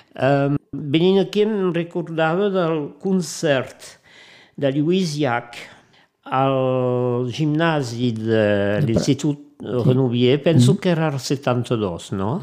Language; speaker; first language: Catalan; non-native, local second language; French